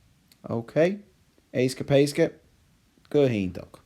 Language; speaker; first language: Irish; non-native, local second language; English